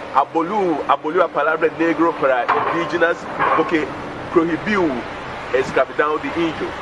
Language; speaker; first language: Portuguese; non-native, fluent; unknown